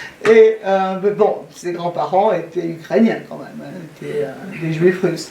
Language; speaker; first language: French; native; French